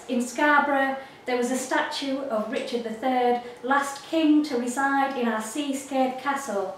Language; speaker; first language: English; native; English